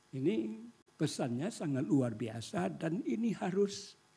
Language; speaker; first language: Indonesian; non-native, local second language; Minangkabau